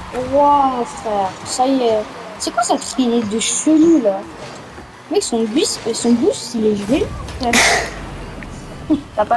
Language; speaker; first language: French; native; French